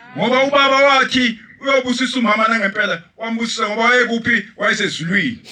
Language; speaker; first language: Zulu; native; Zulu